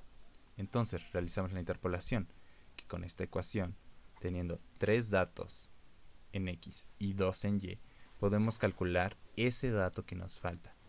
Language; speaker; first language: Spanish; native; Spanish